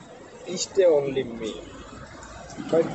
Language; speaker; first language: English; non-native, learner; Bangla